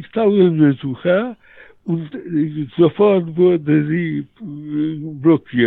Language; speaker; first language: German; non-native, fluent; Polish